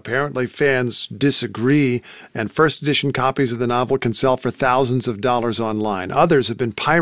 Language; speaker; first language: English; native; English